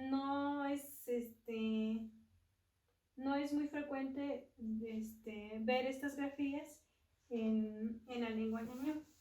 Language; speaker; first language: Spanish; non-native, local second language; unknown